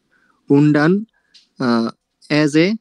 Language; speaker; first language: German; non-native, learner; Bangla